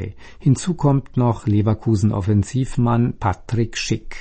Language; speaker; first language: German; native; German